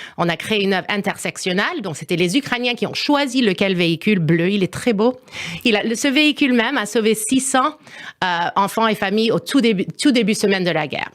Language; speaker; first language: French; non-native, fluent; English